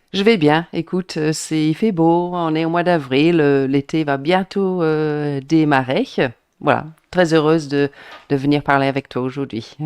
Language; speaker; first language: French; non-native, fluent; English